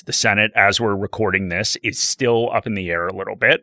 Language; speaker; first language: English; native; English